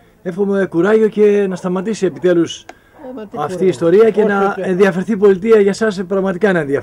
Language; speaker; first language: Greek; native; Greek